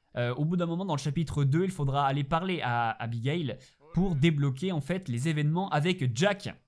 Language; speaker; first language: French; native; French